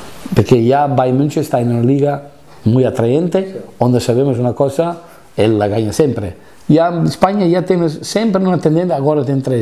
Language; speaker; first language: Spanish; non-native, fluent; Italian